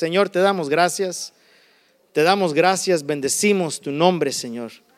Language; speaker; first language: Spanish; early bilingual, heritage; Spanish